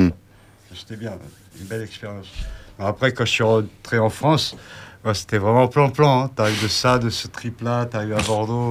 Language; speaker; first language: French; native; French